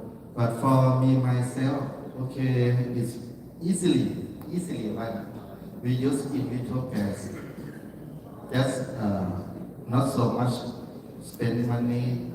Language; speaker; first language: English; non-native, learner; Thai